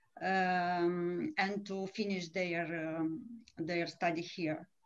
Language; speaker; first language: English; non-native, learner; Romanian